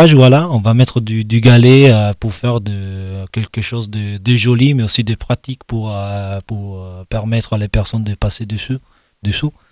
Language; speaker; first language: French; non-native, fluent; Italian